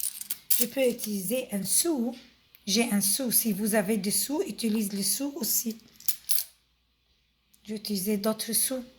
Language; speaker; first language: French; non-native, fluent; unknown